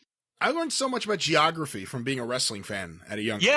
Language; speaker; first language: English; native; English